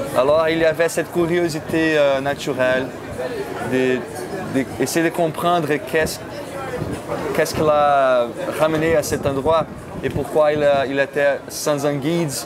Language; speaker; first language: French; non-native, fluent; Portuguese